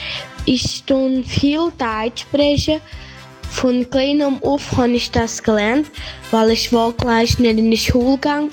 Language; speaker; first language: German; early bilingual, heritage; German